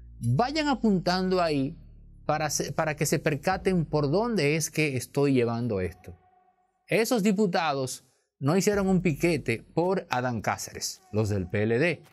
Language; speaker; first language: Spanish; native; Spanish